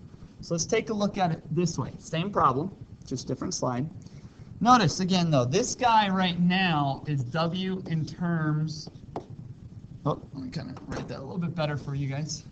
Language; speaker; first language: English; native; English